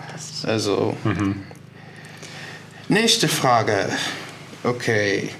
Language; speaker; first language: German; non-native, learner; English